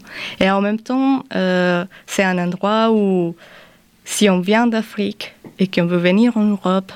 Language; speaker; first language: French; non-native, fluent; Spanish